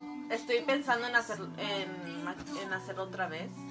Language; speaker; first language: Spanish; early bilingual, heritage; Spanish